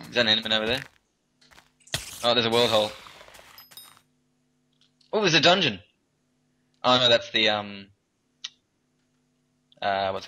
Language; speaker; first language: English; native; English